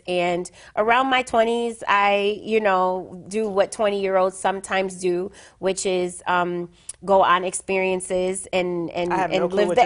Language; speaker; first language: English; native; English